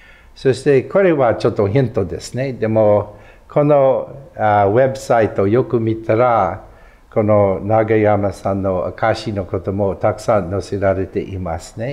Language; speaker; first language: Japanese; non-native, fluent; English